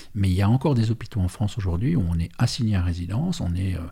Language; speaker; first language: French; native; French